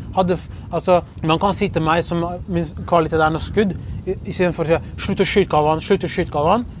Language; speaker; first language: Norwegian; early bilingual, other home language; Kurdish